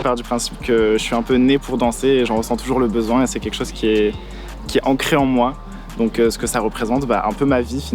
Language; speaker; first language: French; native; French